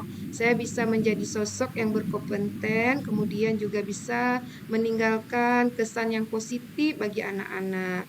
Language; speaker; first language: Indonesian; native; Indonesian